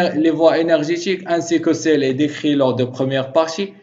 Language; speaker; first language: French; non-native, local second language; Arabic